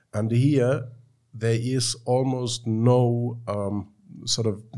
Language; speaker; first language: English; non-native, fluent; German